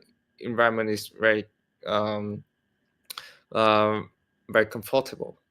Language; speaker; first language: English; non-native, learner; Vietnamese